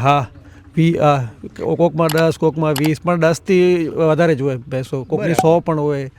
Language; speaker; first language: Gujarati; non-native, local second language; Kachhi